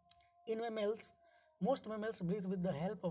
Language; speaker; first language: English; non-native, local second language; Hindi